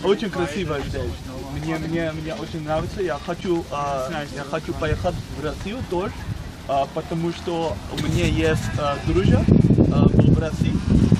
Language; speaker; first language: Russian; non-native, learner; Dutch